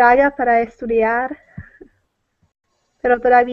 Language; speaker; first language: Spanish; non-native, learner; Czech